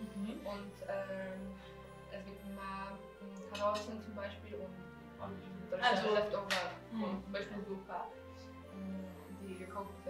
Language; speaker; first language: German; non-native, learner; Polish